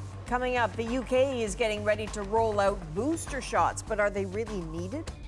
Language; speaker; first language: English; native; English